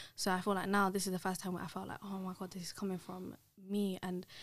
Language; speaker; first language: English; early bilingual, other home language; Somali